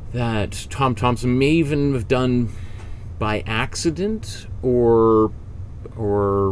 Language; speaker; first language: English; native; English